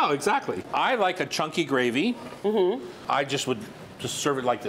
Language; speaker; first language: English; native; English